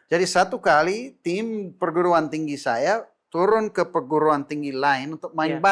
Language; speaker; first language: Indonesian; non-native, fluent; English